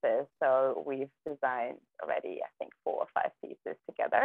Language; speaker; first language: English; non-native, fluent; German